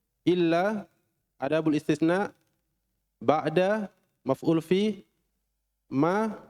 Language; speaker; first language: Arabic; non-native, learner; Indonesian